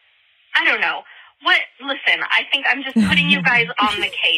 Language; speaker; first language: English; native; English